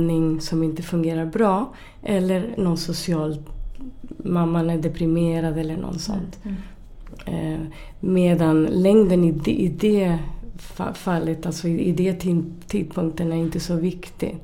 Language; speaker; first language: Swedish; non-native, fluent; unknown